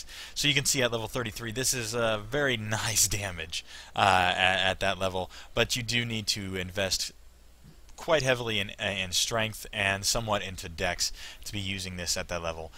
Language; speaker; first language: English; native; English